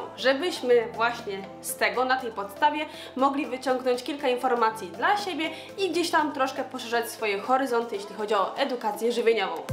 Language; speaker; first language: Polish; native; Polish